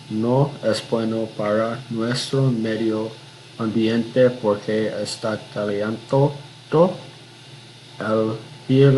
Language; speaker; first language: Spanish; non-native, learner; English